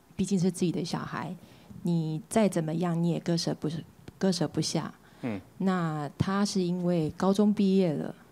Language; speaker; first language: Chinese; native; Chinese